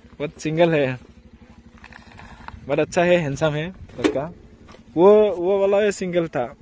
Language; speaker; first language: Hindi; non-native, local second language; Bodo